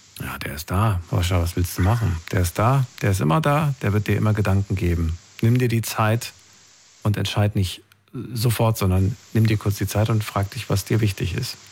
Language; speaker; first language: German; native; German